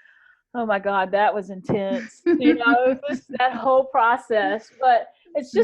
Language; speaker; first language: English; native; English